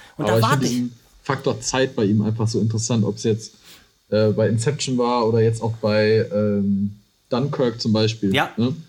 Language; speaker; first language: German; native; German